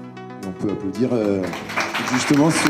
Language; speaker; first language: French; native; French